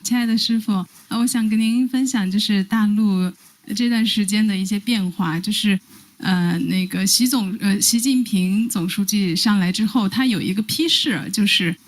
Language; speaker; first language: Chinese; native; Chinese